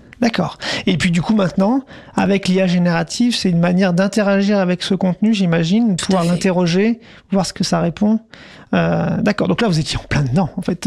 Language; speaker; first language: French; native; French